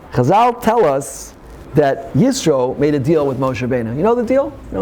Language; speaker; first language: English; native; English